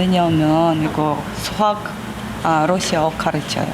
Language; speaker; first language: Korean; non-native, learner; Russian